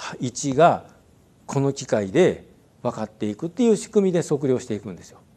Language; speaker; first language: Japanese; native; Japanese